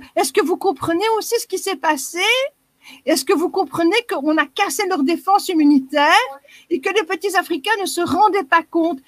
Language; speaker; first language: French; native; French